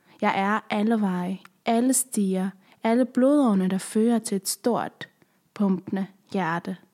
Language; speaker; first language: Danish; early bilingual, other home language; Persian